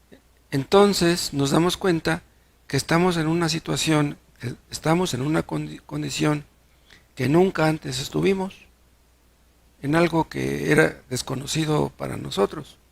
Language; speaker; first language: Spanish; native; Spanish